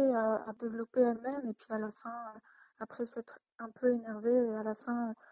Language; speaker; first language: French; native; French